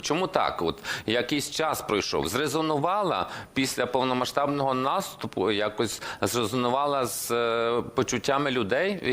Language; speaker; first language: Ukrainian; native; Ukrainian